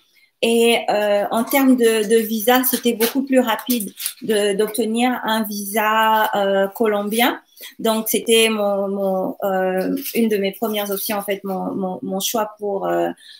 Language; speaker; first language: French; non-native, local second language; Lingala